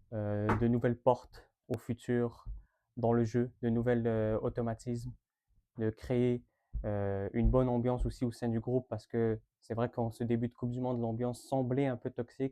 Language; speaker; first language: French; native; French